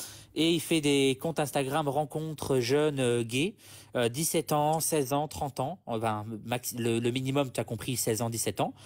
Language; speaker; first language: French; native; French